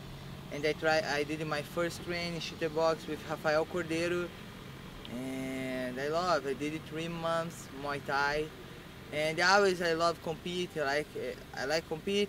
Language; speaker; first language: English; non-native, learner; Portuguese